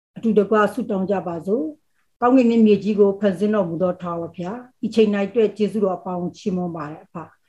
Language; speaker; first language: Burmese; non-native, local second language; Tedim Chin